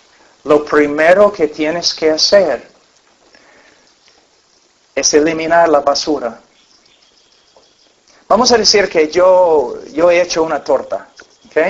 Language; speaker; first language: Spanish; non-native, fluent; English